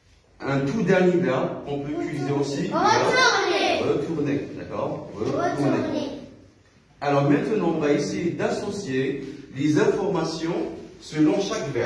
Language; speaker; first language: French; non-native, local second language; Arabic